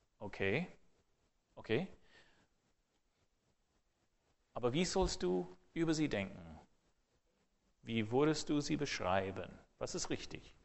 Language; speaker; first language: German; non-native, fluent; English